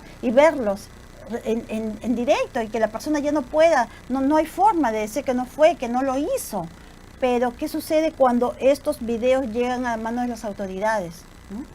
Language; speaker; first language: Spanish; native; Spanish